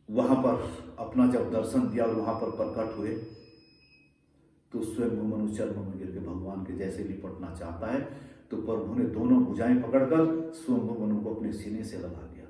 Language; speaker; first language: Hindi; native; Hindi